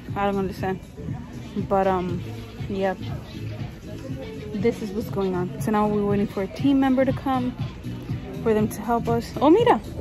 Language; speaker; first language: English; early bilingual, other home language; Spanish